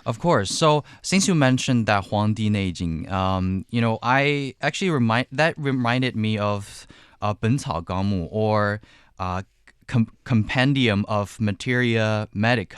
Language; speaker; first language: English; non-native, fluent; Chinese